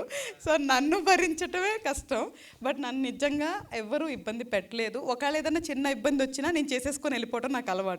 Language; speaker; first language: Telugu; native; Telugu